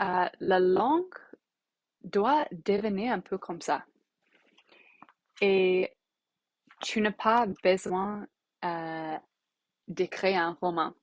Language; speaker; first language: French; non-native, learner; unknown